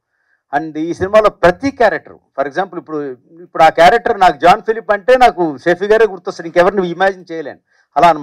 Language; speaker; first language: Telugu; native; Telugu